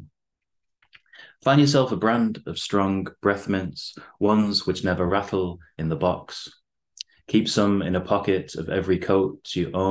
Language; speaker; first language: English; native; English